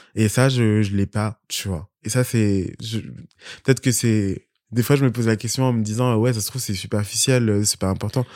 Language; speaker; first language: French; early bilingual, other home language; Spanish